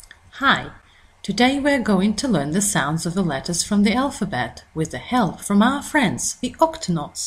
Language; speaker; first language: English; native; English